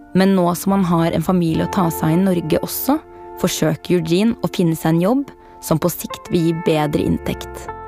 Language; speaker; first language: Norwegian; native; Norwegian